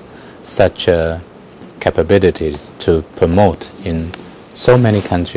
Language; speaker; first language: English; non-native, fluent; Chinese